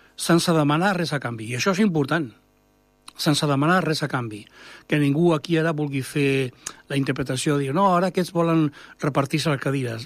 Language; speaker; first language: Catalan; native; Catalan